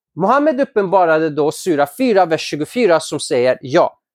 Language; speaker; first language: Swedish; non-native, fluent; Persian